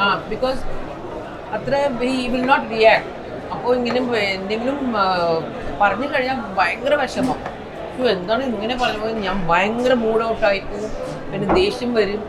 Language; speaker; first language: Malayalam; non-native, fluent; Tamil